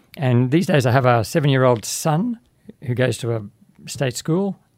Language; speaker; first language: English; native; English